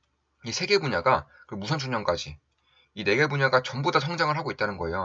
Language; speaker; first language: Korean; native; Korean